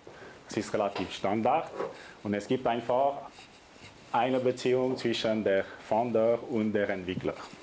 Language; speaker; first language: German; non-native, local second language; French